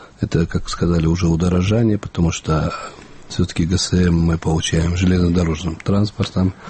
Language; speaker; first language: Russian; non-native, local second language; Kyrgyz